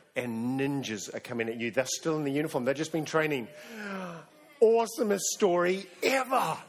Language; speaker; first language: English; native; English